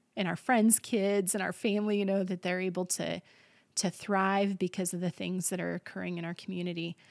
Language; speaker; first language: English; native; English